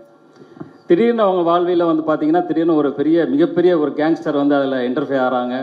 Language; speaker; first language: Tamil; native; Tamil